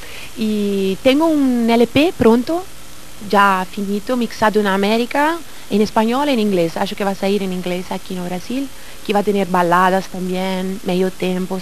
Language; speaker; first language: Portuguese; non-native, learner; Italian